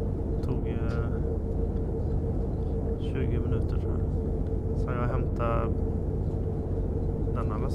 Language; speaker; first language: Swedish; native; Swedish